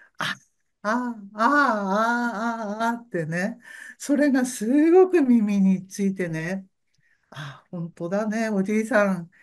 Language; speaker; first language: Japanese; native; Japanese